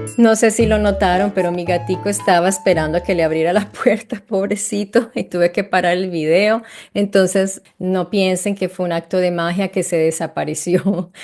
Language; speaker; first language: Spanish; native; Spanish